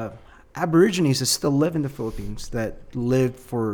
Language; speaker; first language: English; non-native, local second language; Filipino